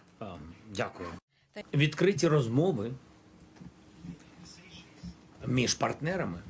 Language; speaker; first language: Ukrainian; non-native, local second language; Russian